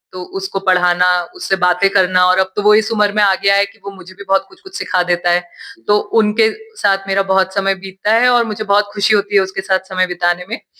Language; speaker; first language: Hindi; native; Hindi